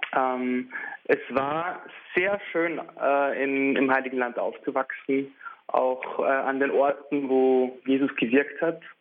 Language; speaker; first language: German; early bilingual, heritage; German